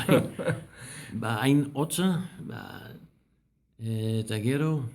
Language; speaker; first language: Basque; non-native, learner; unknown